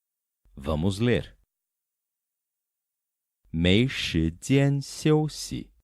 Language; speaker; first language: Chinese; non-native, fluent; Portuguese